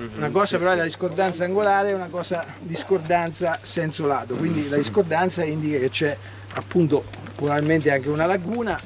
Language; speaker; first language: Italian; native; Italian